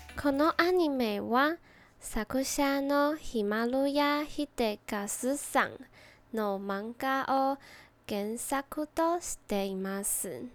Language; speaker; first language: Japanese; non-native, learner; Chinese